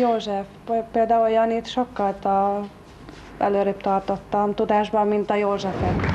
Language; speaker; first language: Hungarian; native; Hungarian